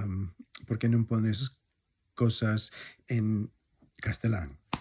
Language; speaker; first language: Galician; non-native, fluent; English